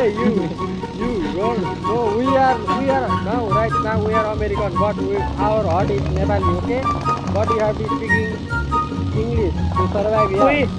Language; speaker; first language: English; non-native, learner; Nepali